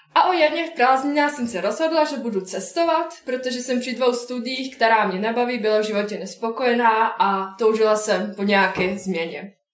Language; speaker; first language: Czech; non-native, fluent; Bosnian